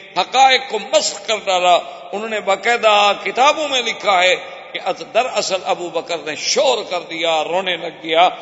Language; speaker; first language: Urdu; native; Urdu